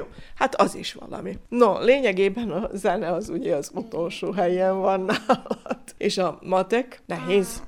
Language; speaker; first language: Hungarian; native; Hungarian